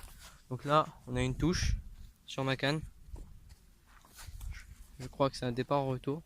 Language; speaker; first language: French; native; French